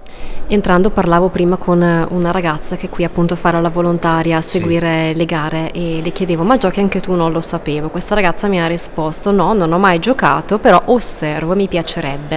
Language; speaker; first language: Italian; native; Italian